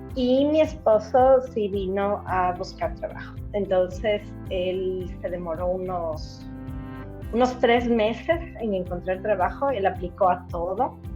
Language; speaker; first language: Spanish; native; Spanish